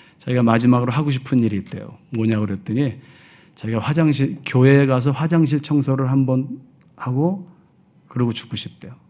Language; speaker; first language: Korean; early bilingual, heritage; Korean